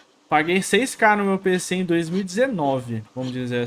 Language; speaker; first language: Portuguese; native; Portuguese